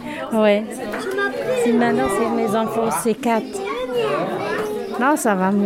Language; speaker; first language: French; non-native, learner; Arabic